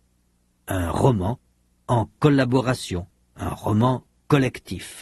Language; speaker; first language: French; native; French